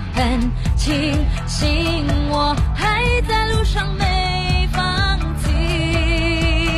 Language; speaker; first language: Chinese; non-native, fluent; Malay